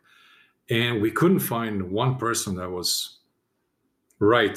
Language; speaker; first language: English; non-native, fluent; Serbian